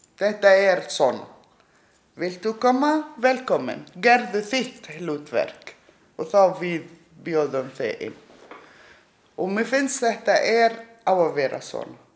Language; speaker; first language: Icelandic; non-native, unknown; Arabic